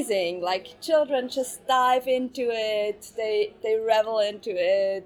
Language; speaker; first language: English; non-native, fluent; German